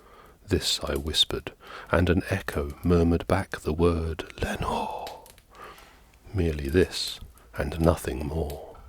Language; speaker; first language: English; native; English